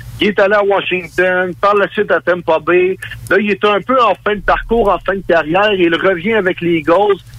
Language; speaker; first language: French; native; French